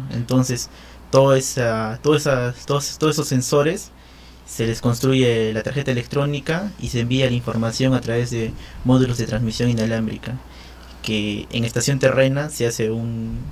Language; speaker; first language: Spanish; native; Spanish